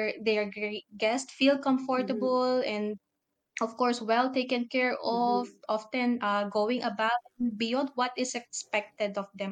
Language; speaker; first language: English; non-native, local second language; Filipino